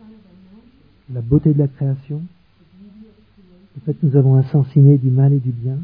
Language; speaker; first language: French; native; French